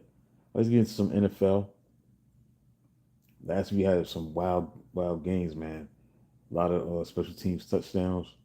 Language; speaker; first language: English; native; English